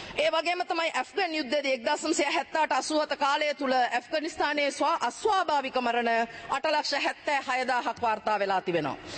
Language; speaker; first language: Sinhala; non-native, local second language; Tamil